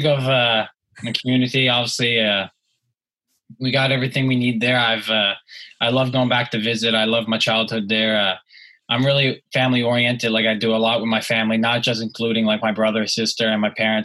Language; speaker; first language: English; native; English